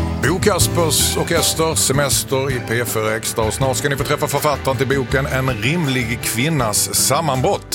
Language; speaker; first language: Swedish; native; Swedish